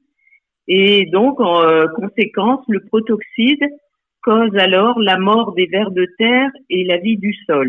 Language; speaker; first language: French; native; French